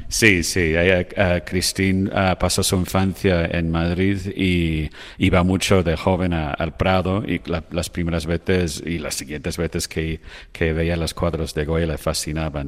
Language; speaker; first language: Spanish; non-native, fluent; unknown